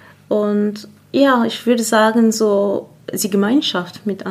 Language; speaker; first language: German; non-native, fluent; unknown